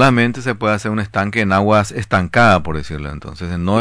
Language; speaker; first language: Spanish; native; Spanish